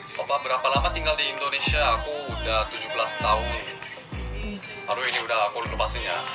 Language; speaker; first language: Indonesian; early bilingual, other home language; Korean